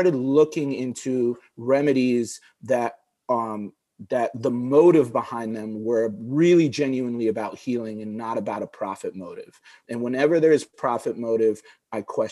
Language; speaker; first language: English; early bilingual, other home language; Arabic